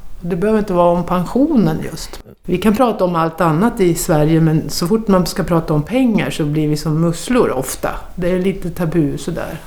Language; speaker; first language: Swedish; native; Swedish